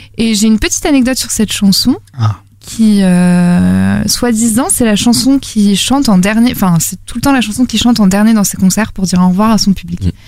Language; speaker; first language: French; native; French